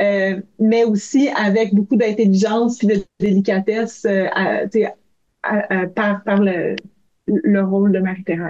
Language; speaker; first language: French; native; French